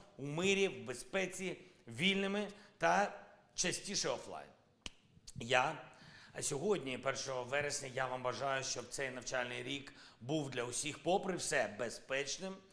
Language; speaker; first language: Ukrainian; non-native, local second language; Russian